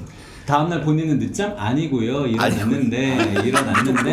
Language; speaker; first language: Korean; native; Korean